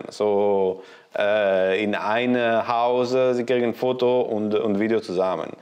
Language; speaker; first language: German; non-native, learner; Italian